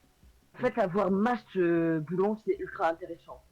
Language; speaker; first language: French; native; French